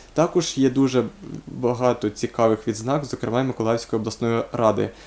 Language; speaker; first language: Ukrainian; native; Ukrainian